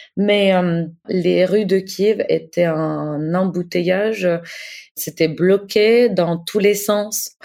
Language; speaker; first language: French; non-native, fluent; Ukrainian